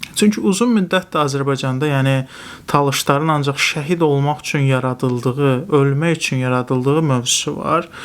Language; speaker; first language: Azerbaijani; non-native, local second language; Talysh